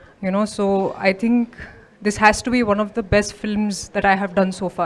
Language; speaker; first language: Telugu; non-native, local second language; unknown